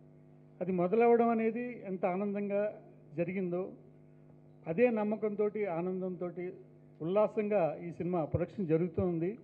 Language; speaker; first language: Telugu; native; Telugu